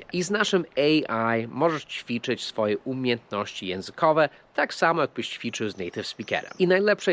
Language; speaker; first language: Polish; non-native, fluent; English